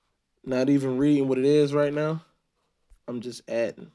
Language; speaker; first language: English; native; English